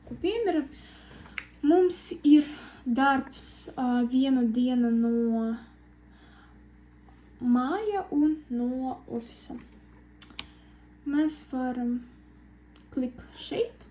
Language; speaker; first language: Latvian; non-native, learner; Russian